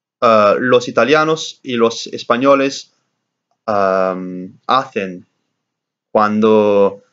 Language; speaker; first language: Spanish; non-native, learner; English